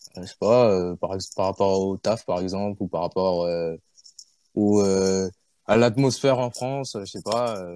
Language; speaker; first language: French; early bilingual, other home language; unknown